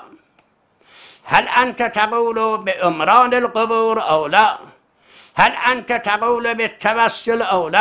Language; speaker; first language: Arabic; non-native, fluent; Azerbaijani